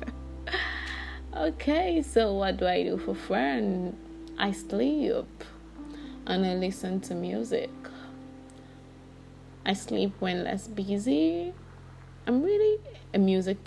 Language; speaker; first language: English; non-native, local second language; Yoruba